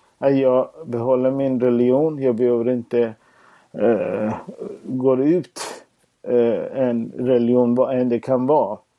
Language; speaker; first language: Swedish; non-native, fluent; Persian